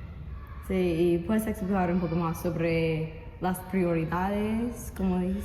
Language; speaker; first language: Spanish; non-native, learner; English